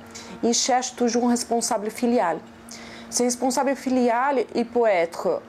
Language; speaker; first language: French; non-native, fluent; Portuguese